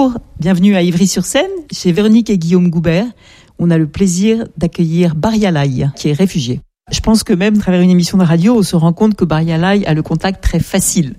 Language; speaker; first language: French; native; French